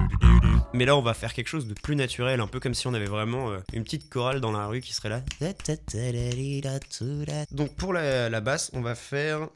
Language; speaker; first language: French; native; French